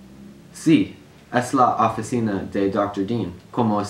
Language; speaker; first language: Spanish; non-native, learner; English